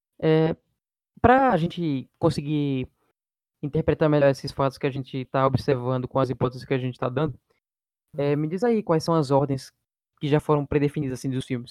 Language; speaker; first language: Portuguese; native; Portuguese